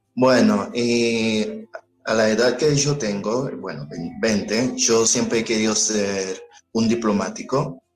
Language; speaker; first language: Spanish; early bilingual, other home language; Haitian Creole